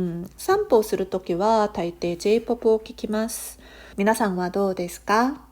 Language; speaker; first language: Japanese; non-native, fluent; Korean